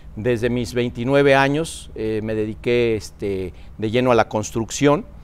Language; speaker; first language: Spanish; native; Spanish